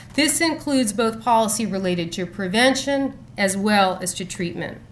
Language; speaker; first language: English; native; English